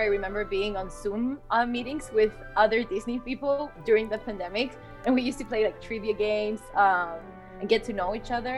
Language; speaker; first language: English; non-native, fluent; Spanish